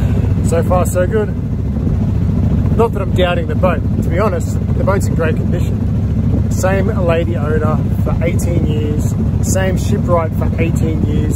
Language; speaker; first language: English; native; English